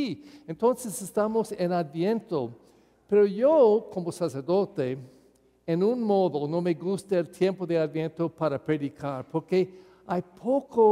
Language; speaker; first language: Spanish; non-native, fluent; English